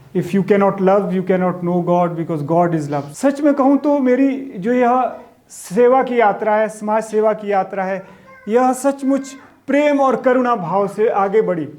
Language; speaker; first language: Hindi; native; Hindi